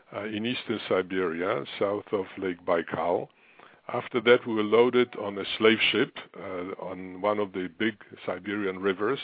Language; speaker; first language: English; non-native, fluent; Russian